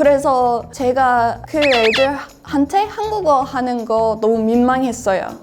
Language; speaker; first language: Korean; non-native, fluent; English